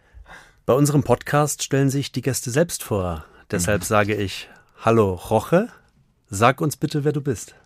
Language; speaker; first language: German; native; German